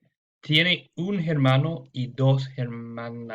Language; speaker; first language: Spanish; non-native, fluent; English